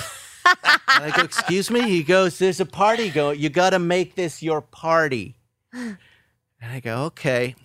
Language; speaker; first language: English; native; English